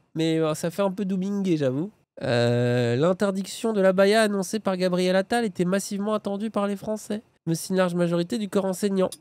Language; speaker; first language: French; native; French